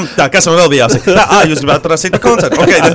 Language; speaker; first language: Latvian; native; Latvian